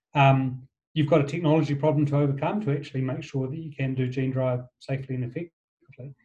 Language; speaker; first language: English; native; English